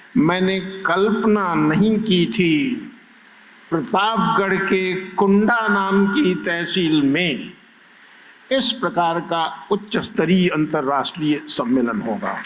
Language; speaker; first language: Hindi; native; Hindi